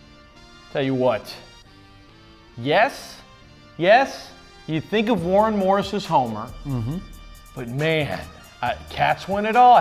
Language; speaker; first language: English; native; English